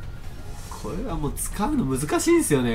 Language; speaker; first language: Japanese; native; Japanese